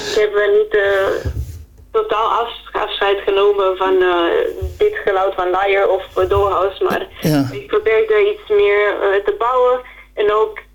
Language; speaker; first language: Dutch; non-native, fluent; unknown